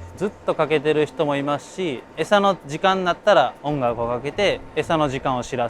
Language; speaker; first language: Japanese; native; Japanese